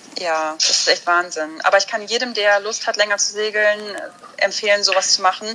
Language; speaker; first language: German; early bilingual, other home language; Russian